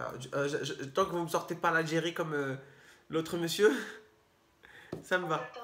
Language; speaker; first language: French; native; French